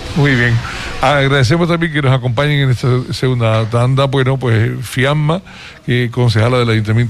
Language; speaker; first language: Spanish; native; Spanish